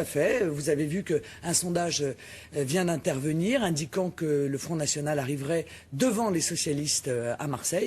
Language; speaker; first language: French; native; French